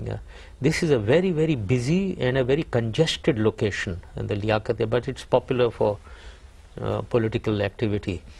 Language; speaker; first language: English; non-native, local second language; Urdu